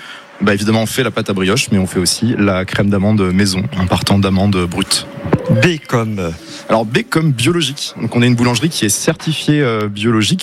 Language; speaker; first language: French; native; French